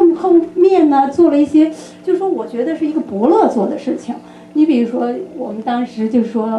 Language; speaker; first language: Chinese; native; Chinese